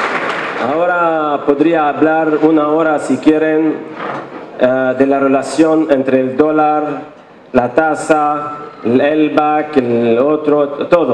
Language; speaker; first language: Spanish; non-native, fluent; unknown